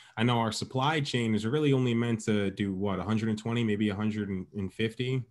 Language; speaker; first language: English; native; English